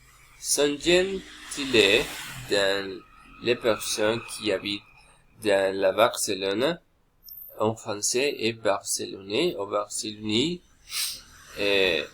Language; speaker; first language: French; non-native, learner; Spanish